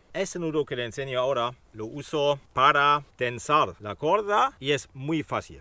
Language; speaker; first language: Spanish; non-native, fluent; German